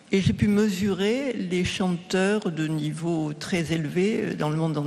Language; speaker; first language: French; native; French